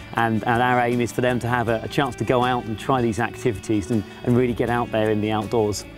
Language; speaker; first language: English; native; English